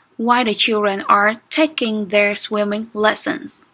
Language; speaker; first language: English; non-native, fluent; Vietnamese